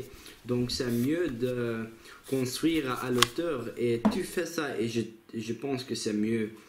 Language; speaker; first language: French; non-native, local second language; Dutch